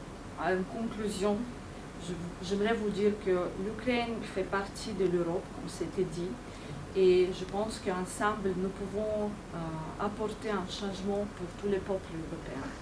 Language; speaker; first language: French; non-native, fluent; Ukrainian